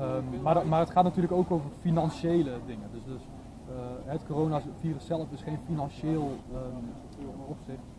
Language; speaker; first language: Dutch; native; Dutch